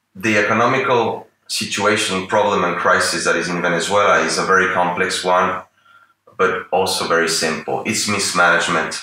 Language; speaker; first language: English; non-native, fluent; Spanish